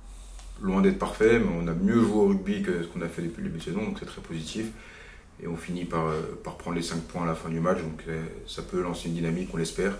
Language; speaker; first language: French; native; French